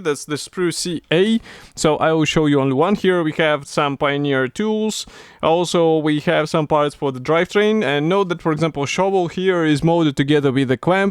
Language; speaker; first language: English; non-native, fluent; Russian